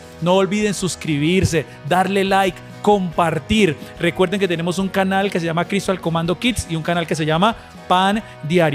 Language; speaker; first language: Spanish; native; Spanish